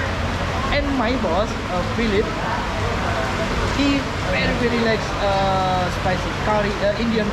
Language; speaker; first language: English; non-native, learner; Indonesian